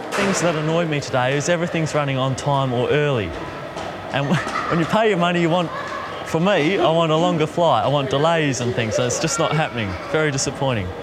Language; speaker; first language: English; native; English